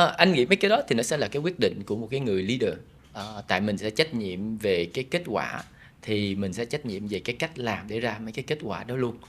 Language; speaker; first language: Vietnamese; early bilingual, heritage; Vietnamese